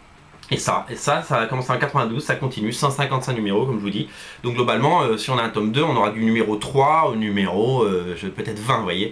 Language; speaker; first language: French; native; French